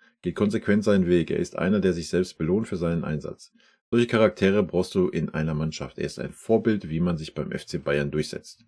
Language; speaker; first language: German; native; German